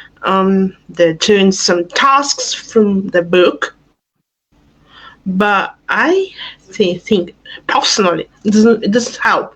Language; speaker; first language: English; non-native, fluent; Russian